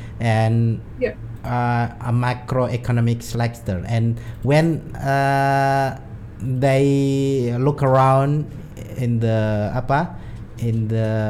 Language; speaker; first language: English; non-native, learner; Indonesian